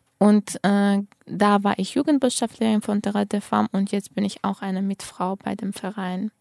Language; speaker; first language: German; non-native, fluent; Tajik